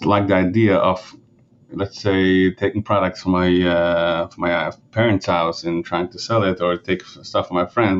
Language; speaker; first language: English; early bilingual, other home language; Yiddish